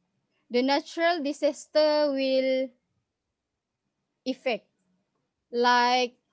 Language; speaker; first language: English; non-native, learner; Indonesian